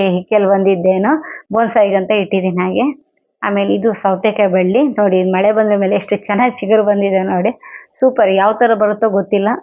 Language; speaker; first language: Kannada; non-native, local second language; Telugu